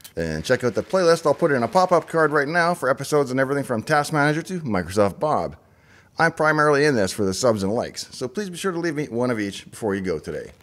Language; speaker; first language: English; native; English